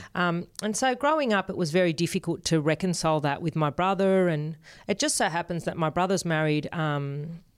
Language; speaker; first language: English; non-native, local second language; Spanish